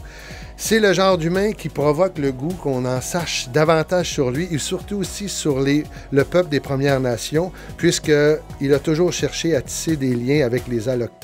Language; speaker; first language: French; native; French